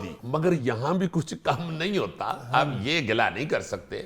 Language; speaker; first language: Urdu; native; Urdu